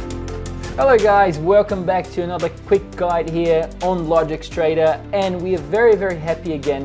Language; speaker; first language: English; non-native, fluent; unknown